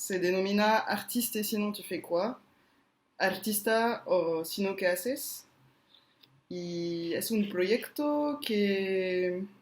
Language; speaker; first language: Spanish; non-native, fluent; French